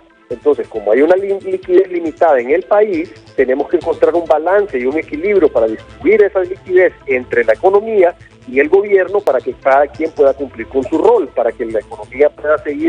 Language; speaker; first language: Spanish; native; Spanish